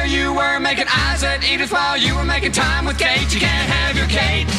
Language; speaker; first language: English; early bilingual, other home language; German